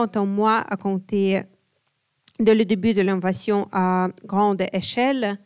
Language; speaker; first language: French; non-native, fluent; Ukrainian